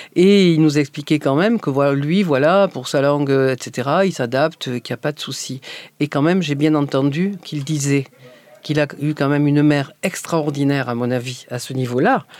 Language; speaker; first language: French; native; French